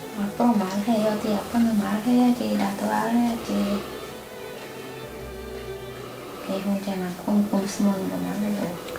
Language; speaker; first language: Korean; non-native, learner; Khmer